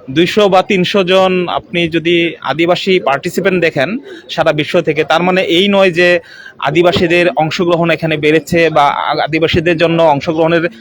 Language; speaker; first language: Bangla; non-native, local second language; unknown